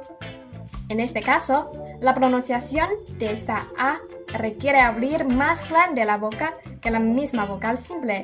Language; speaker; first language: Spanish; non-native, fluent; Chinese